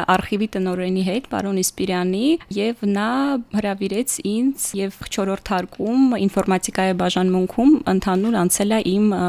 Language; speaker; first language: Armenian; early bilingual, heritage; Armenian